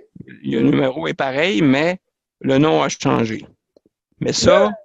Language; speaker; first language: French; native; French